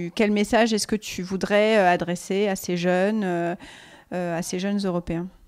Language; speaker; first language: French; native; French